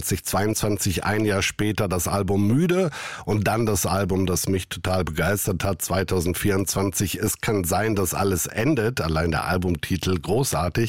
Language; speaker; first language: German; native; German